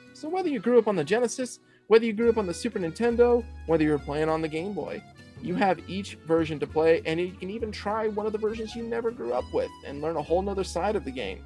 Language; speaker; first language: English; native; English